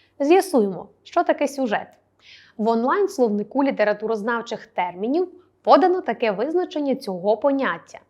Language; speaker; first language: Ukrainian; native; Ukrainian